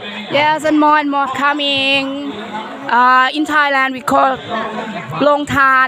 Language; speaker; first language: English; non-native, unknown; Thai